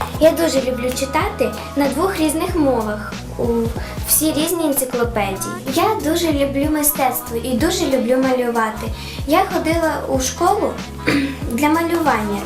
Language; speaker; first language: Ukrainian; non-native, local second language; Russian